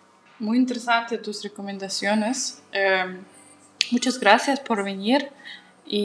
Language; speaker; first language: Spanish; non-native, fluent; Russian